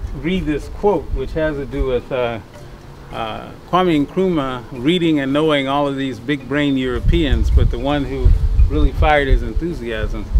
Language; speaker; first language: English; native; English